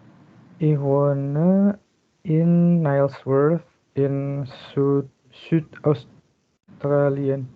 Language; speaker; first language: German; non-native, learner; Indonesian